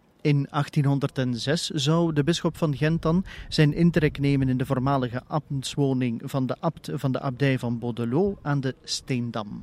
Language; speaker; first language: Dutch; native; Dutch